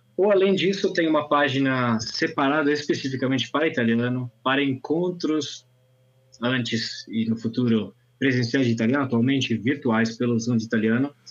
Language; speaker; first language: Portuguese; non-native, fluent; Italian